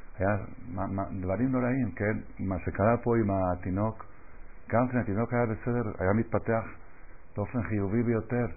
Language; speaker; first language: Hebrew; non-native, fluent; Spanish